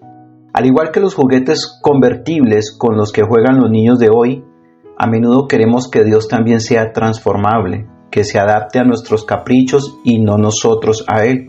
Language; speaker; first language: Spanish; native; Spanish